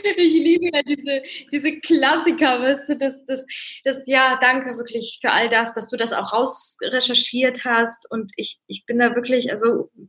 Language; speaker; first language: German; early bilingual, other home language; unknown